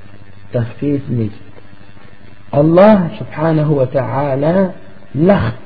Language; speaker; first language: German; non-native, fluent; Arabic